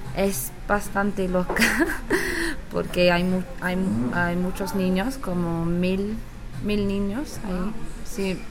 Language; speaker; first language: Spanish; non-native, learner; English